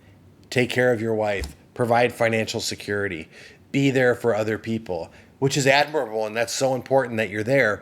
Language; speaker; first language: English; native; English